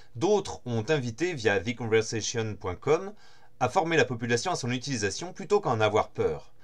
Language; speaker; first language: French; native; French